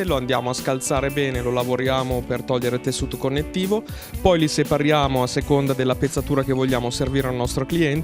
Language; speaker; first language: Italian; native; Italian